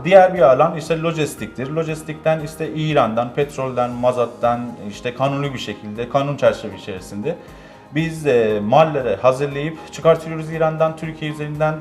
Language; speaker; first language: Turkish; non-native, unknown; Persian